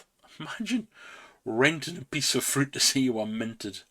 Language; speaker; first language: English; native; English